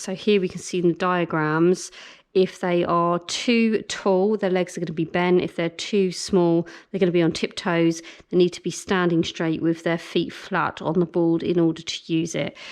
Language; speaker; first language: English; native; English